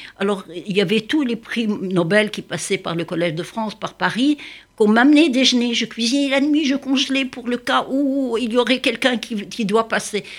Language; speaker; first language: French; non-native, local second language; Arabic